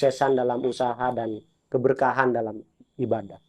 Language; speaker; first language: Indonesian; native; Indonesian